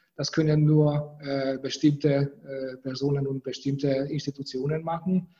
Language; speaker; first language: German; non-native, fluent; Hungarian